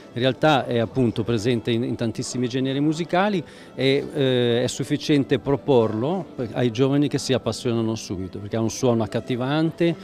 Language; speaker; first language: Italian; native; Italian